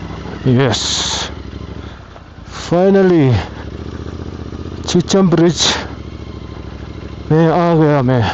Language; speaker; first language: Hindi; non-native, local second language; Tibetan